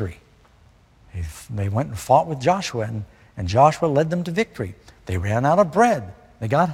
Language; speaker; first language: English; native; English